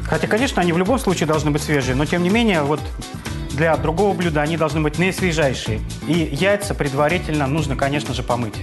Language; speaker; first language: Russian; native; Russian